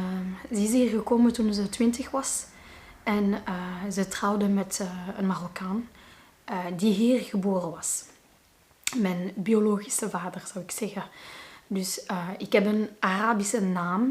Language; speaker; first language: Dutch; non-native, local second language; Arabic